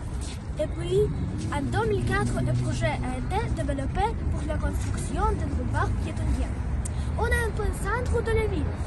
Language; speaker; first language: French; non-native, learner; Russian